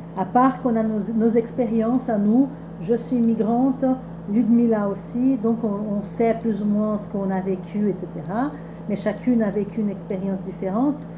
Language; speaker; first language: French; non-native, fluent; Portuguese